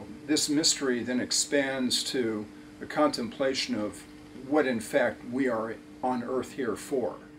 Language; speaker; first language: English; native; English